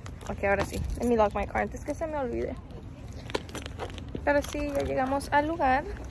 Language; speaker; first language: Spanish; early bilingual, heritage; Spanish